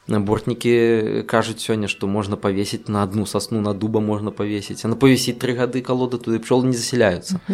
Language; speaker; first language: Belarusian; non-native, local second language; Russian